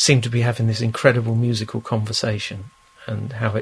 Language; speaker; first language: English; native; English